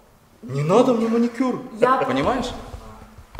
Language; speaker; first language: Russian; native; Russian